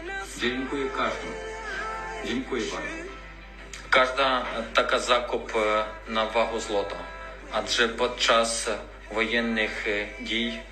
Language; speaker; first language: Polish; non-native, learner; Ukrainian